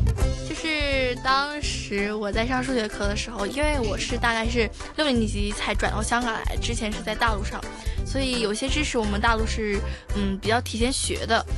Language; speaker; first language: Chinese; native; Chinese